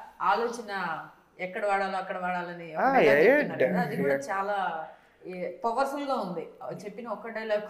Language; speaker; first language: Telugu; native; Telugu